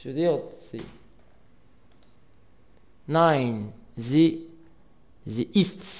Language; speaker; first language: German; non-native, learner; Arabic